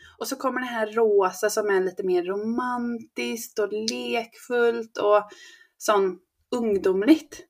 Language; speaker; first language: Swedish; native; Swedish